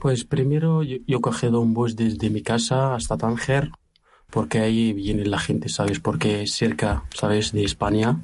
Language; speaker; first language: Spanish; non-native, learner; Arabic